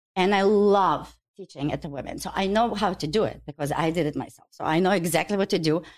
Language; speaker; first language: English; non-native, fluent; Ukrainian